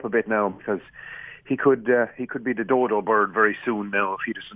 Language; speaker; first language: English; native; English